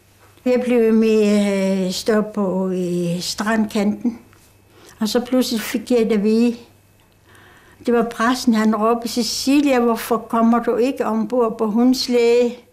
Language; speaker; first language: Danish; non-native, local second language; Kalaallisut